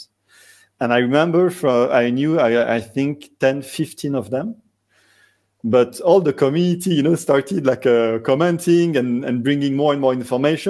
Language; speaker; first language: English; non-native, fluent; French